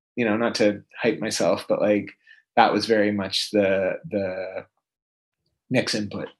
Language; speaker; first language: English; native; English